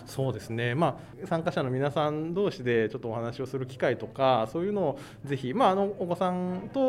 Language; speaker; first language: Japanese; native; Japanese